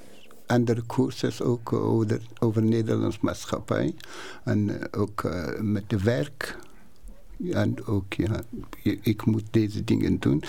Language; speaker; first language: Dutch; non-native, learner; Persian